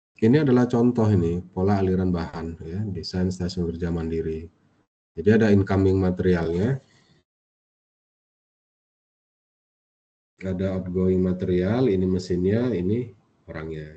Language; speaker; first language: Indonesian; native; Indonesian